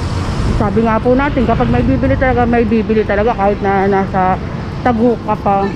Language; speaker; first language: Filipino; native; Filipino